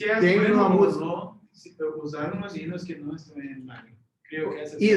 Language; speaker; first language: Spanish; non-native, learner; Portuguese